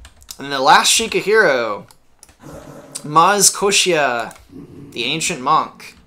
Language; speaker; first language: English; native; English